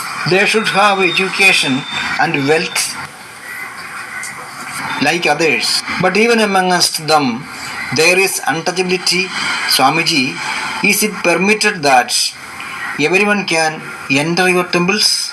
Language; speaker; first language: English; non-native, local second language; Malayalam